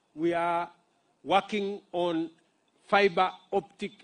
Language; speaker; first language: English; non-native, local second language; Kalenjin